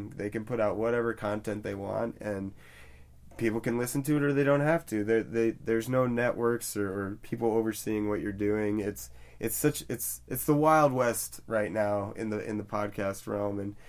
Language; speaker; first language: English; native; English